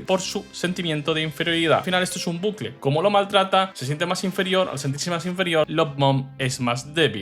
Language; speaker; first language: Spanish; native; Spanish